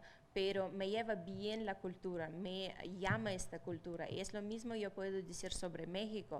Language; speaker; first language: Spanish; non-native, fluent; Russian